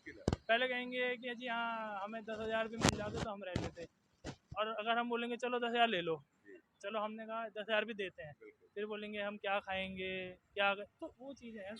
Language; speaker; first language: Hindi; native; Hindi